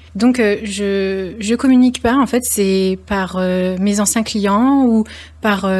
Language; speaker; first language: French; native; French